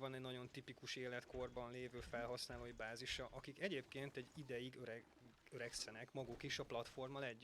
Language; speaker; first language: Hungarian; native; Hungarian